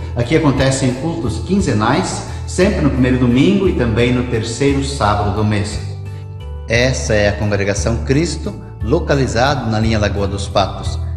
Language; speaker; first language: Portuguese; native; Portuguese